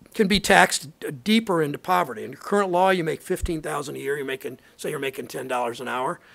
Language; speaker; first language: English; native; English